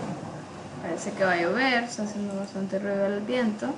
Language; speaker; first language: Spanish; native; Spanish